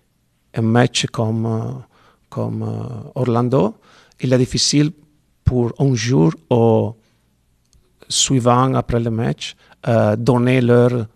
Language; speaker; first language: French; non-native, learner; Italian